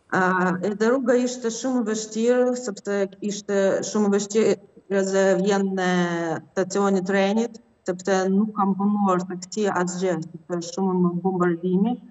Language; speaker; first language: Albanian; non-native, learner; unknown